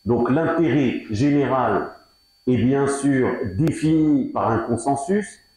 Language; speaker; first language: French; non-native, local second language; Arabic